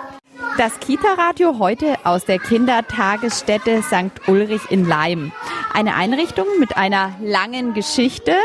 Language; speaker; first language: German; native; German